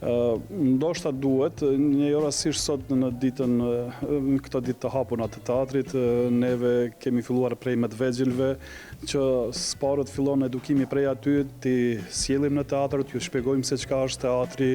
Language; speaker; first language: Albanian; native; Albanian